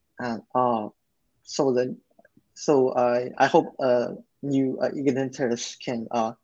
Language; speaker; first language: English; non-native, learner; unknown